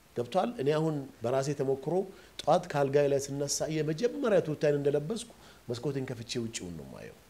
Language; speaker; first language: Amharic; non-native, local second language; Oromo